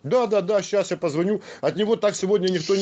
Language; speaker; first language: Russian; native; Russian